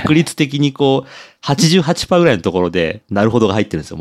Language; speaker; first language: Japanese; native; Japanese